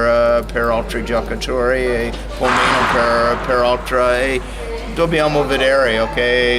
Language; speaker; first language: Italian; non-native, learner; English